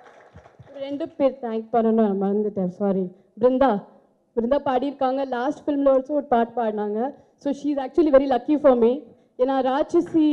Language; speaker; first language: Tamil; non-native, fluent; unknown